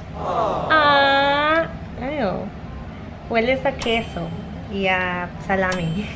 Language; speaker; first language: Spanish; early bilingual, heritage; Spanish